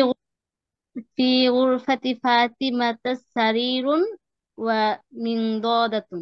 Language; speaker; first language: Arabic; non-native, learner; Bangla